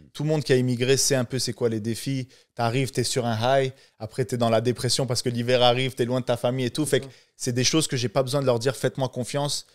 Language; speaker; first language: French; non-native, local second language; Arabic